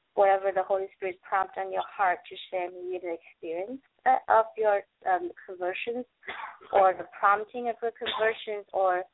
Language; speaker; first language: English; non-native, fluent; Vietnamese